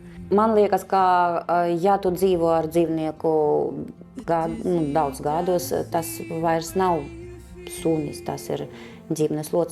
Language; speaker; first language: Latvian; non-native, local second language; Russian